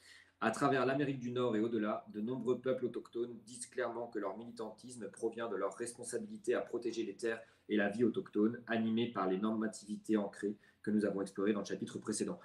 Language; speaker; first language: French; native; French